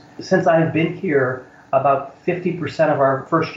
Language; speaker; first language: English; native; English